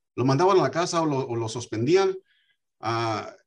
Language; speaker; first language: Spanish; early bilingual, heritage; Spanish